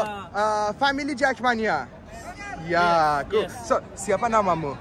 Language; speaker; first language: Indonesian; non-native, learner; Persian